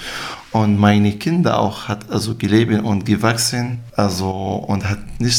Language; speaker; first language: German; non-native, learner; Arabic